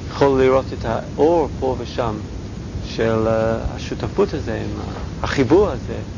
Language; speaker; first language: Hebrew; non-native, fluent; English